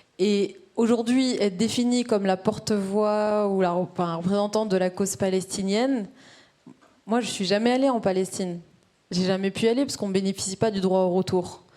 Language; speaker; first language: French; early bilingual, other home language; Arabic